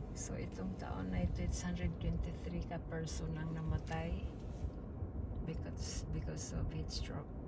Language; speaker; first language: Filipino; native; Filipino